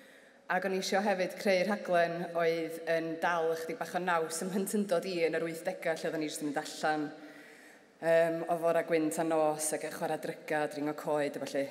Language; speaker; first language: Welsh; native; Welsh